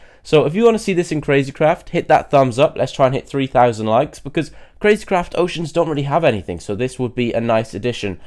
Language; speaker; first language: English; native; English